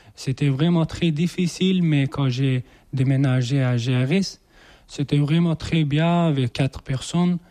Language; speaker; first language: French; non-native, learner; Persian